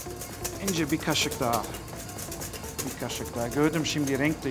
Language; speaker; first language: Turkish; non-native, learner; English